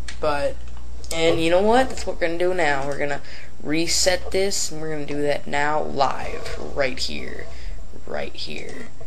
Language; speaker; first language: English; native; English